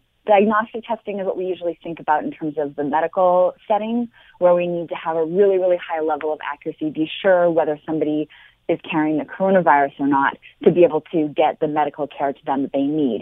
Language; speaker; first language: English; native; English